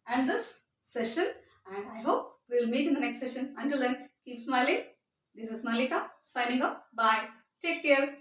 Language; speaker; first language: English; non-native, local second language; Telugu